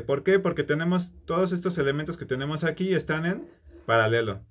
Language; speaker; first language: Spanish; native; Spanish